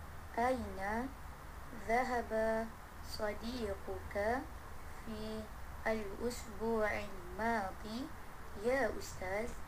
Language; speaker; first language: Arabic; non-native, learner; Malay